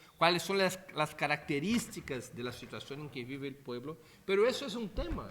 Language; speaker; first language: Spanish; non-native, fluent; Portuguese